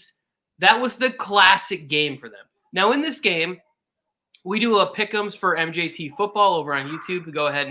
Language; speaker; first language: English; native; English